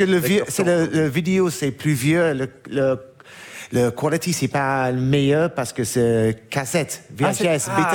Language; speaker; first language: French; non-native, learner; English